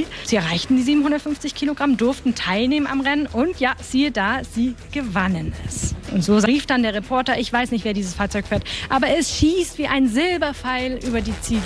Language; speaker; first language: German; native; German